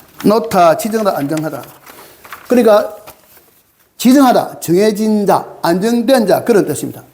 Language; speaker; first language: Korean; native; Korean